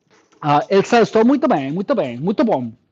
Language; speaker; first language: Portuguese; non-native, learner; English